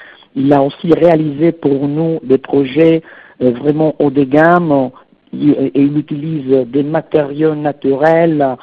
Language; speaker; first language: French; non-native, fluent; Italian